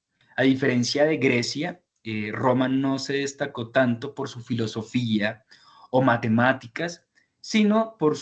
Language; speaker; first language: Spanish; native; Spanish